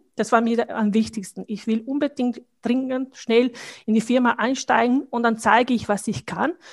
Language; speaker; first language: German; non-native, fluent; Bosnian